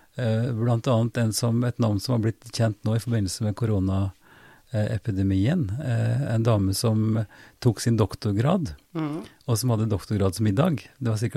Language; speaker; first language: Norwegian; native; Norwegian